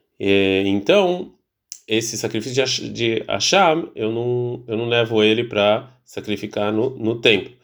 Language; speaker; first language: Portuguese; early bilingual, heritage; Portuguese